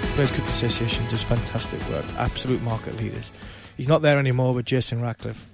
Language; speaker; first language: English; native; English